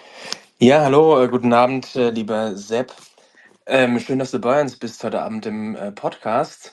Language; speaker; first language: German; native; German